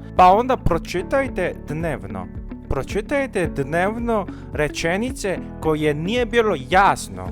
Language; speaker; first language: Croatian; non-native, fluent; Korean